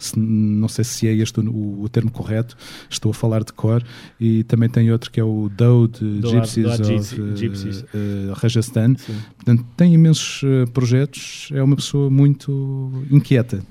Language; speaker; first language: Portuguese; native; Portuguese